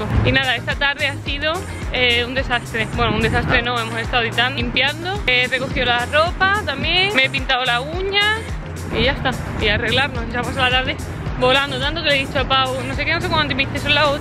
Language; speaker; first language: Spanish; native; Spanish